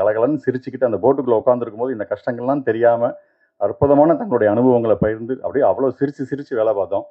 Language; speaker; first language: Tamil; native; Tamil